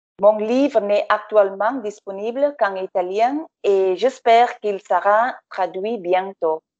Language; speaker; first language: French; non-native, fluent; English